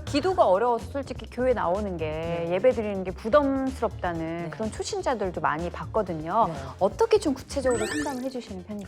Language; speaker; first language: Korean; native; Korean